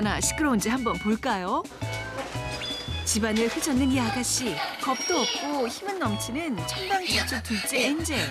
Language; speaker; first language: Korean; native; Korean